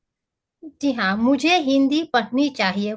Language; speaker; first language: Hindi; non-native, learner; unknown